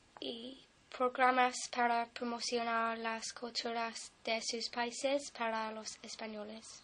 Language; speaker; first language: Spanish; non-native, learner; English